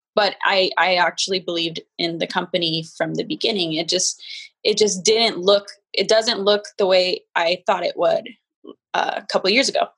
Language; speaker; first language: English; native; English